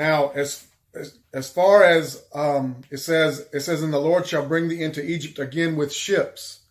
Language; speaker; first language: English; native; English